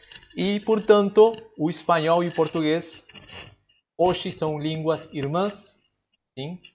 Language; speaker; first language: Portuguese; non-native, fluent; Spanish